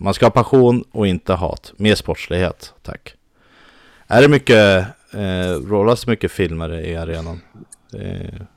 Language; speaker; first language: Swedish; native; Swedish